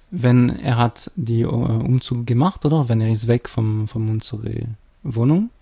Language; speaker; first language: German; non-native, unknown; French